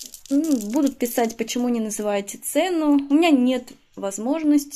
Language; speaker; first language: Russian; native; Russian